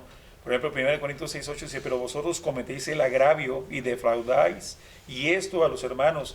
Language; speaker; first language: Spanish; native; Spanish